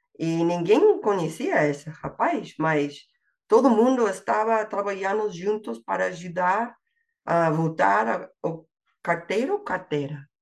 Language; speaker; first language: Portuguese; non-native, fluent; English